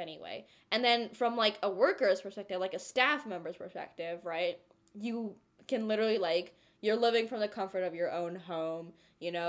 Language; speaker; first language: English; early bilingual, other home language; Telugu